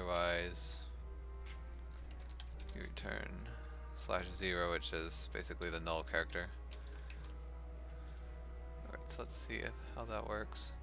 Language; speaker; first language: English; native; English